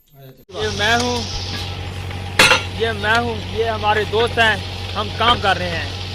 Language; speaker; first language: Hindi; non-native, local second language; Sindhi